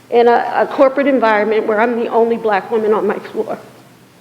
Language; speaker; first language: English; native; English